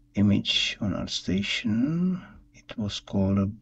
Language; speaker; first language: English; non-native, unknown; Czech